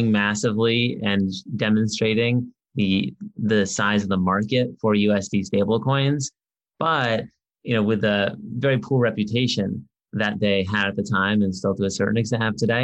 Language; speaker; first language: English; native; English